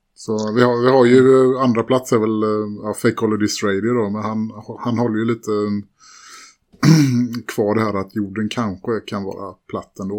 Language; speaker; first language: Swedish; native; Swedish